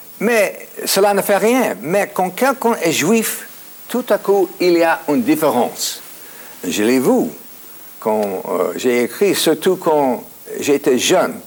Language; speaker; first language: French; non-native, fluent; English